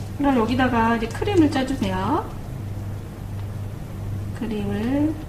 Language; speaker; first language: Korean; native; Korean